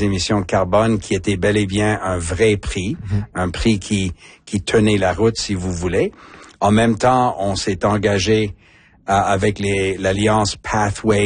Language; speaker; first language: French; native; French